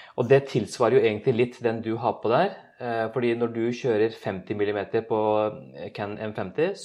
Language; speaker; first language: Norwegian; early bilingual, other home language; Urdu